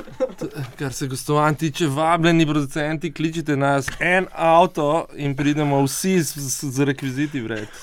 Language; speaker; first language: Slovenian; native; Slovenian